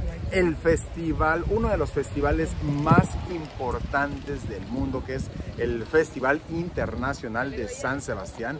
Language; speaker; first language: Spanish; native; Spanish